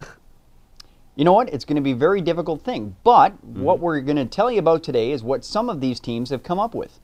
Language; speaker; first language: English; native; English